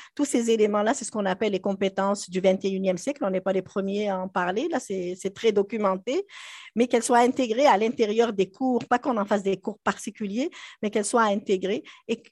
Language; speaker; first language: French; non-native, local second language; Arabic